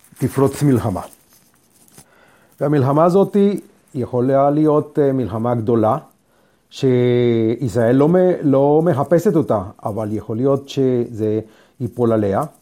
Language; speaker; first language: Hebrew; non-native, fluent; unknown